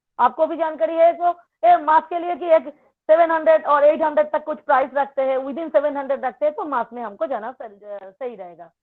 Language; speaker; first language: Hindi; non-native, local second language; Bangla